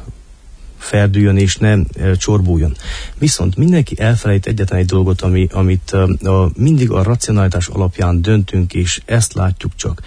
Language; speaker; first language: Hungarian; native; Hungarian